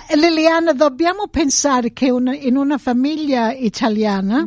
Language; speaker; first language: Italian; early bilingual, heritage; Italian